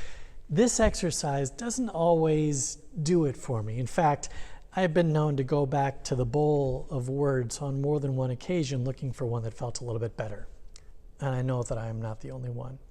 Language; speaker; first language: English; native; English